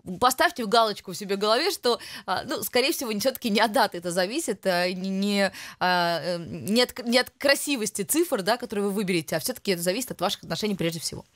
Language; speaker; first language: Russian; native; Russian